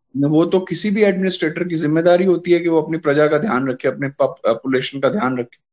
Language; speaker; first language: Hindi; native; Hindi